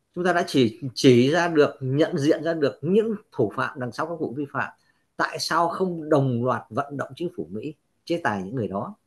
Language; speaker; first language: Vietnamese; native; Vietnamese